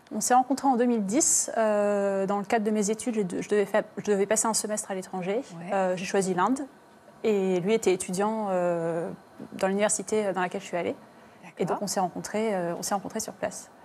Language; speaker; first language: French; native; French